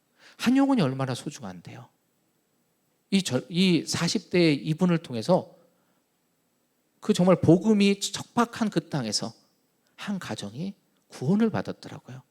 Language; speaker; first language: Korean; native; Korean